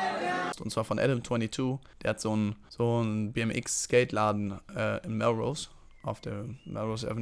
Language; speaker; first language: German; native; German